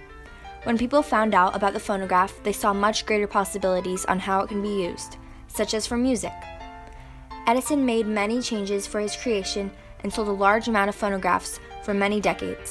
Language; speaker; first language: English; native; English